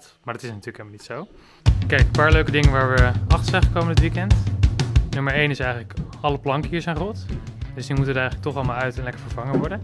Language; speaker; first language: Dutch; native; Dutch